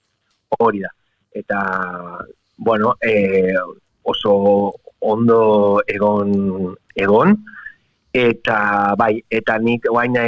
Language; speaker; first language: Basque; non-native, local second language; Spanish